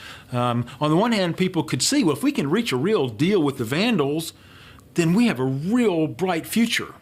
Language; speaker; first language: English; native; English